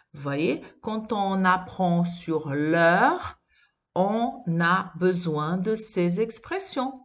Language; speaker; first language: French; non-native, fluent; Portuguese